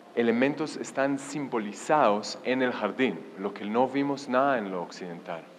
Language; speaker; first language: Spanish; non-native, fluent; Hebrew